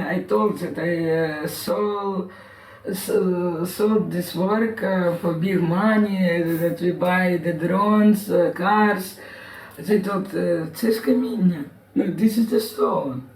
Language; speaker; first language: English; non-native, learner; Ukrainian